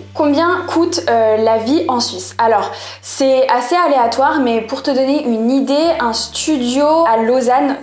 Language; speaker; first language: French; native; French